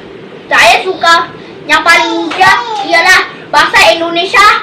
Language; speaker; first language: Indonesian; early bilingual, heritage; Indonesian